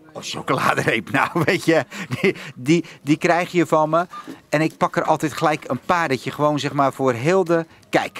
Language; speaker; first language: Dutch; native; Dutch